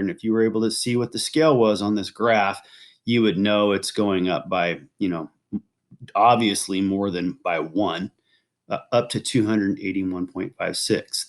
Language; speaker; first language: English; native; English